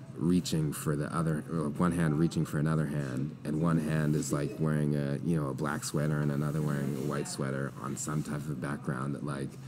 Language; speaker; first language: English; native; English